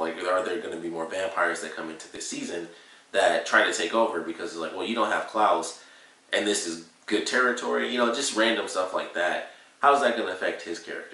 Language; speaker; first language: English; native; English